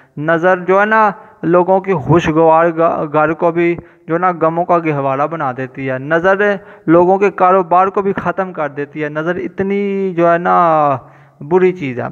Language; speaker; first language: Urdu; non-native, local second language; Punjabi